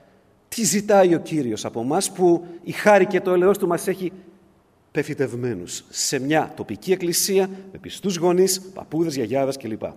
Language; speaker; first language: Greek; native; Greek